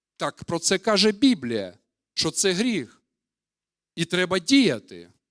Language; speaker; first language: Ukrainian; non-native, local second language; Russian